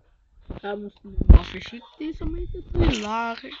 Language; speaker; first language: Swedish; early bilingual, other home language; French